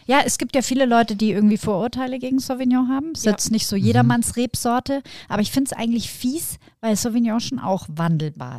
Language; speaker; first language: German; native; German